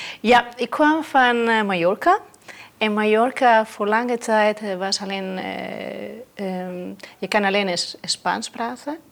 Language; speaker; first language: Dutch; non-native, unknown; Spanish